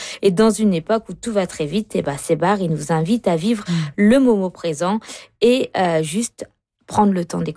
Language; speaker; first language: French; native; French